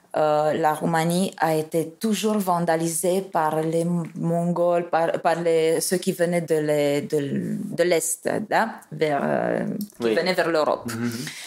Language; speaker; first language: French; non-native, fluent; Romanian